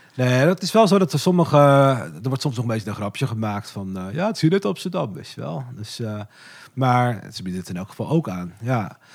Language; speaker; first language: Dutch; native; Dutch